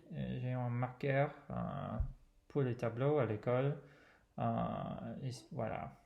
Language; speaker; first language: French; non-native, fluent; English